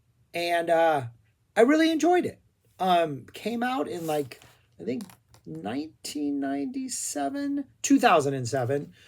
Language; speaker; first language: English; native; English